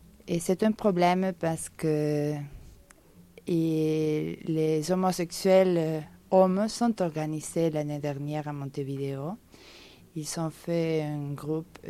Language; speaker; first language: French; non-native, fluent; Spanish